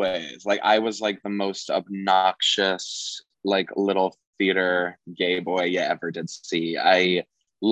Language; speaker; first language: English; native; English